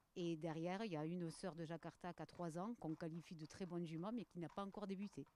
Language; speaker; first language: French; native; French